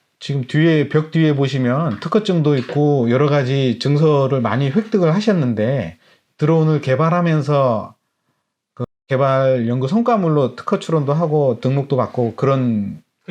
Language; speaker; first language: Korean; native; Korean